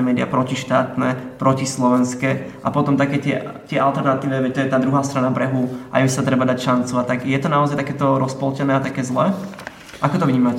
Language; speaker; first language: Slovak; native; Slovak